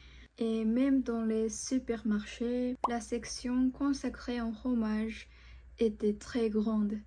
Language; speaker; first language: French; non-native, fluent; Japanese